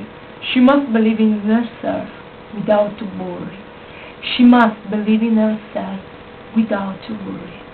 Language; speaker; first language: English; non-native, learner; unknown